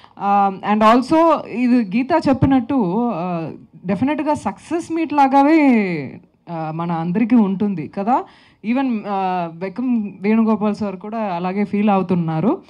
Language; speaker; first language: Telugu; non-native, local second language; Tamil